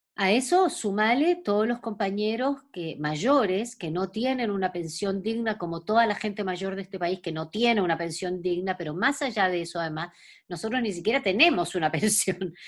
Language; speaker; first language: Spanish; native; Spanish